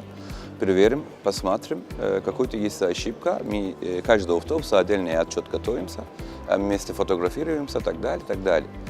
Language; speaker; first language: Russian; non-native, learner; Turkish